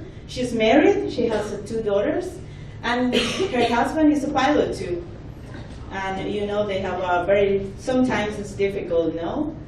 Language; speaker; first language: English; non-native, fluent; Spanish